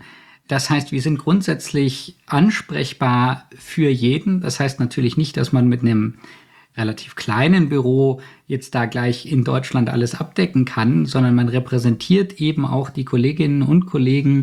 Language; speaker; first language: German; native; German